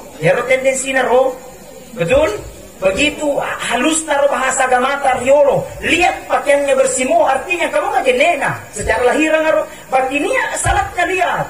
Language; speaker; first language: Indonesian; non-native, local second language; Buginese